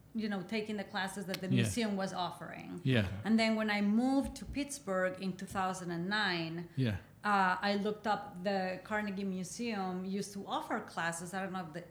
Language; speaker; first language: English; non-native, fluent; Spanish